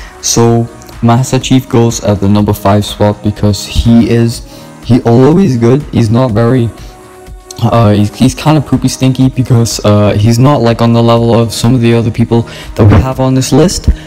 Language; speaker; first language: English; native; English